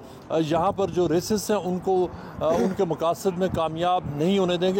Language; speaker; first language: Urdu; native; Urdu